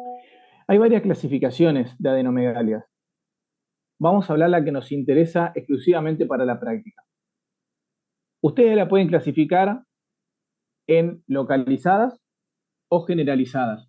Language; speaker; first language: Spanish; native; Spanish